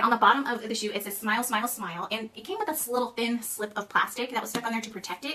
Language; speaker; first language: English; native; English